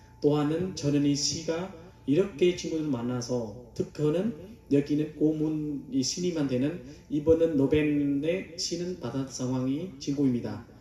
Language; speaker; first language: Korean; non-native, learner; Vietnamese